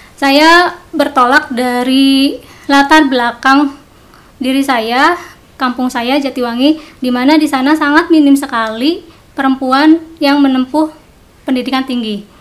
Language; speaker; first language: Indonesian; non-native, local second language; Sundanese